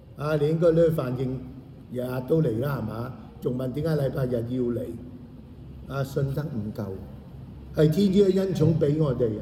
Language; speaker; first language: Cantonese; native; Cantonese